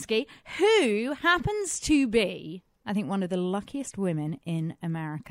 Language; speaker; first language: English; native; English